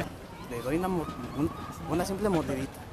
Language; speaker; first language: Spanish; native; Spanish